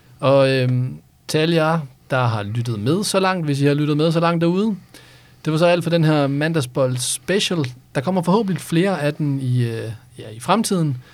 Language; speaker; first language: Danish; early bilingual, other home language; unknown